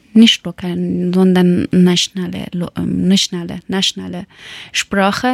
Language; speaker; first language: German; non-native, learner; Persian